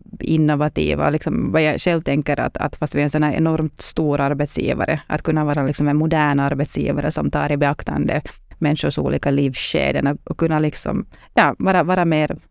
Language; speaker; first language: Swedish; non-native, local second language; Finnish